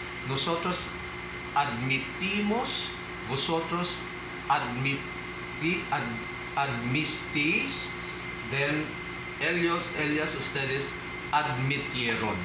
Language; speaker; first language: Spanish; non-native, fluent; Filipino